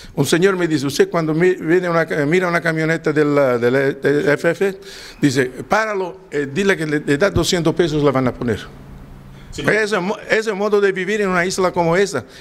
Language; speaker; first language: Spanish; non-native, learner; Italian